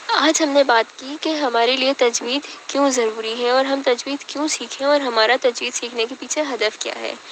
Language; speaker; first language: Urdu; native; Urdu